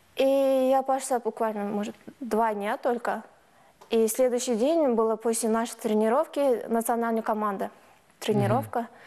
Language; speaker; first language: Russian; non-native, local second language; Turkish